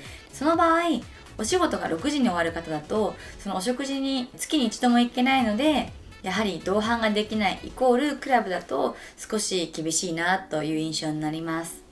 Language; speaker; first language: Japanese; native; Japanese